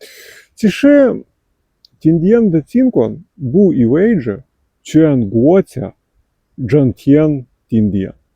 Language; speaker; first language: Chinese; non-native, fluent; Ukrainian